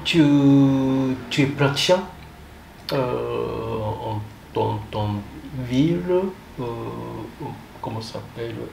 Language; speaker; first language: French; non-native, fluent; Japanese